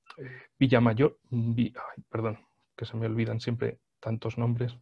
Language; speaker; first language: Spanish; native; Spanish